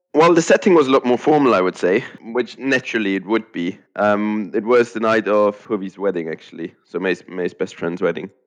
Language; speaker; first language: English; non-native, fluent; German